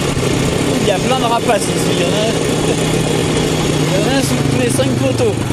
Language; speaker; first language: French; native; French